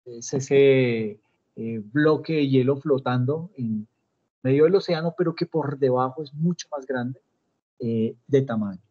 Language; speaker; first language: Spanish; native; Spanish